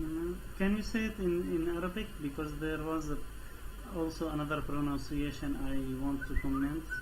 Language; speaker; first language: English; non-native, fluent; Arabic